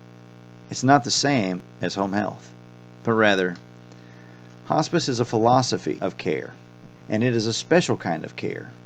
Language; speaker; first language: English; native; English